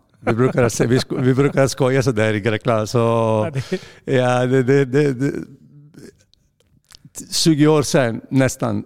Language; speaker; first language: Swedish; non-native, fluent; Greek